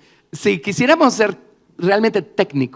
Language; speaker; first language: Spanish; native; Spanish